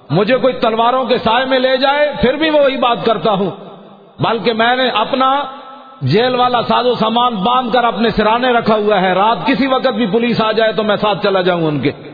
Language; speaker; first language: Urdu; native; Urdu